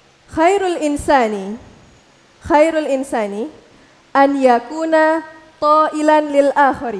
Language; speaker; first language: Arabic; non-native, learner; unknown